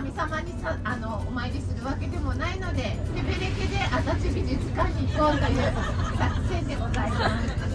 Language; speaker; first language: Japanese; native; Japanese